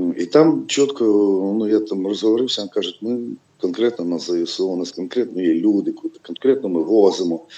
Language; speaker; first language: Ukrainian; non-native, local second language; Russian